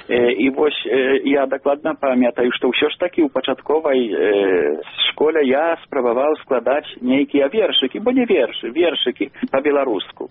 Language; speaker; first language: Belarusian; non-native, local second language; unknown